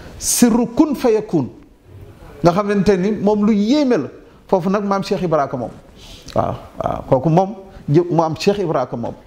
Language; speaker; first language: Wolof; native; Wolof